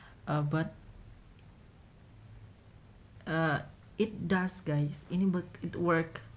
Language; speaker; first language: English; non-native, learner; Indonesian